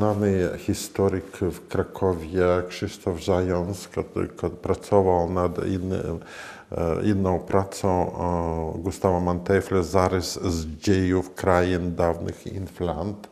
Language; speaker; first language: Polish; non-native, fluent; Latvian